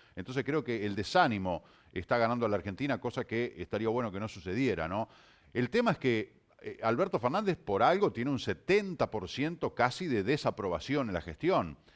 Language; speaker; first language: Spanish; native; Spanish